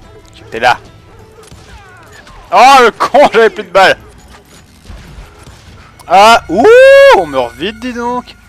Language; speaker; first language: French; native; French